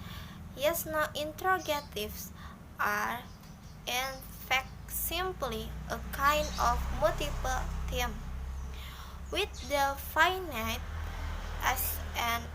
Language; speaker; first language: English; non-native, learner; Indonesian